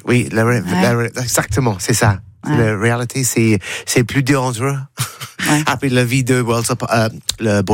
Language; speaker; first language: French; non-native, learner; English